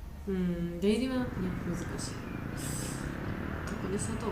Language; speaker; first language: Japanese; non-native, learner; Georgian